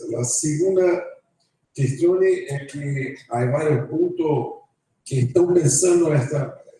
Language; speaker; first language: Spanish; non-native, fluent; Portuguese